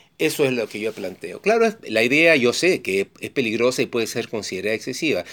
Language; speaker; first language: Spanish; native; Spanish